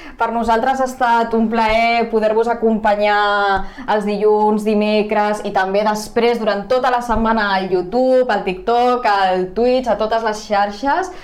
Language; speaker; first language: Catalan; non-native, local second language; Spanish